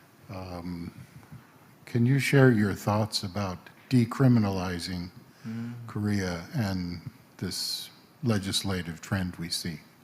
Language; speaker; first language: English; native; English